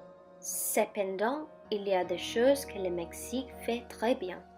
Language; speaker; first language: French; non-native, learner; Spanish